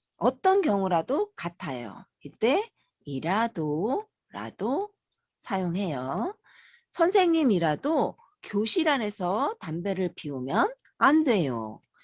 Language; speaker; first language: Korean; native; Korean